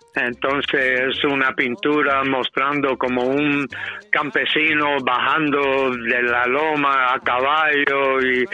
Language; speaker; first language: Spanish; non-native, fluent; English